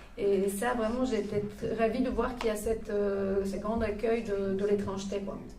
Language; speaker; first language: French; non-native, fluent; Bulgarian